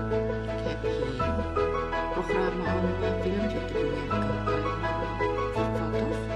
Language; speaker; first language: Dutch; non-native, learner; Indonesian